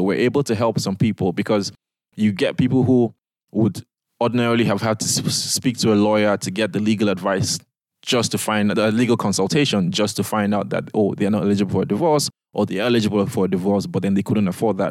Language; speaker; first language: English; non-native, local second language; Yoruba